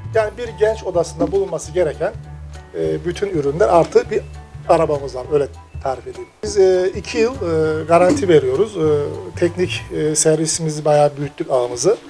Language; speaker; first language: Turkish; native; Turkish